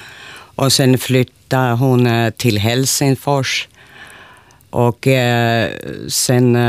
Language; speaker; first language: Swedish; non-native, local second language; Finnish